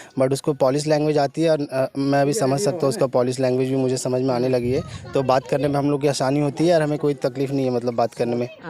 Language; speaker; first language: Hindi; native; Hindi